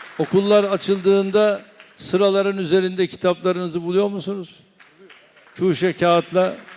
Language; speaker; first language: Turkish; native; Turkish